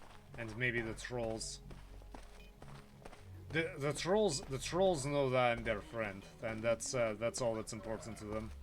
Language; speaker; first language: English; native; English